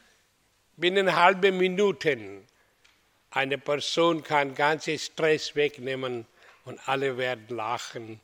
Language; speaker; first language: German; non-native, learner; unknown